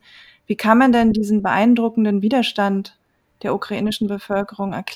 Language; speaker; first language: German; native; German